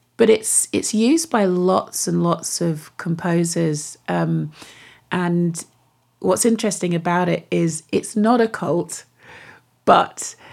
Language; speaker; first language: English; native; English